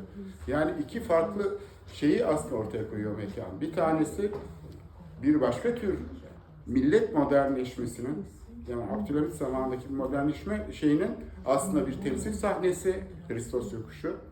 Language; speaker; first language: Turkish; native; Turkish